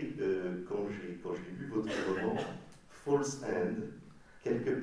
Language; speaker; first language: French; native; French